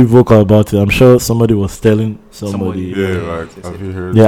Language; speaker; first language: English; non-native, local second language; Yoruba